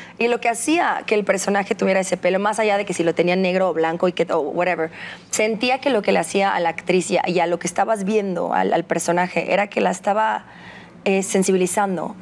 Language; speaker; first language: Spanish; early bilingual, heritage; Spanish